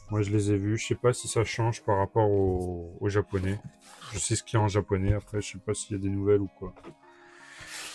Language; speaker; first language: French; native; French